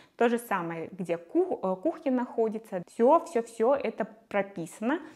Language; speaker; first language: Russian; native; Russian